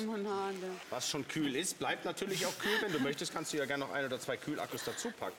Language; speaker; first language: German; native; German